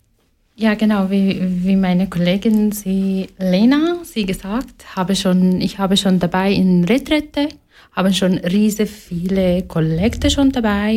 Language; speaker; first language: German; non-native, learner; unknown